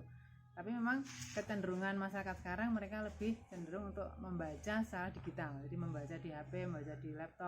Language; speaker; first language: Indonesian; native; Indonesian